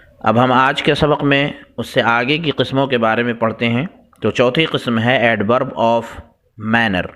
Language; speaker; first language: Urdu; native; Urdu